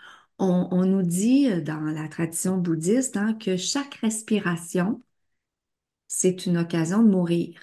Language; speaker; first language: French; native; French